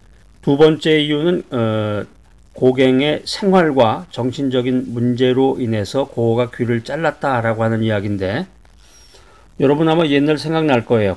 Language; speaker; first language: Korean; native; Korean